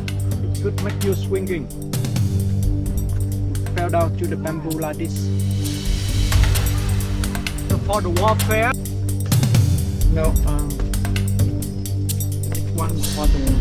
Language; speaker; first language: English; non-native, learner; Vietnamese